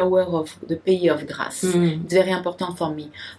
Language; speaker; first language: English; non-native, learner; French